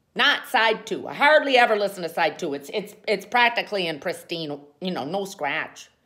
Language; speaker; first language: English; native; English